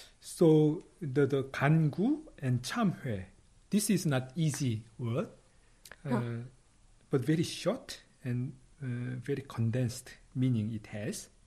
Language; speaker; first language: English; non-native, fluent; Korean